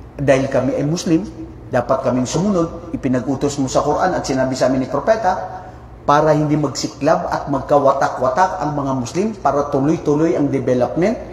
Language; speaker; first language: Filipino; non-native, local second language; Maranao